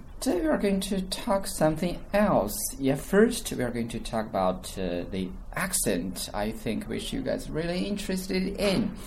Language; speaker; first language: English; non-native, fluent; Chinese